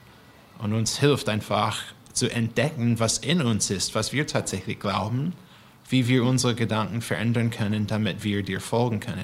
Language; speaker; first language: German; non-native, fluent; English